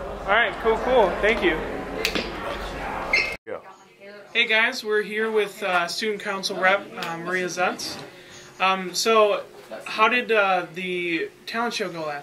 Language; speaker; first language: English; native; English